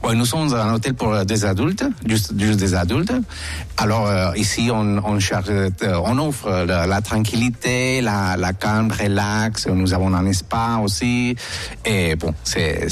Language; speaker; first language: French; non-native, learner; Spanish